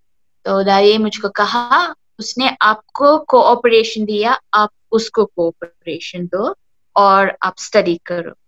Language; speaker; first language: Hindi; early bilingual, heritage; Hindi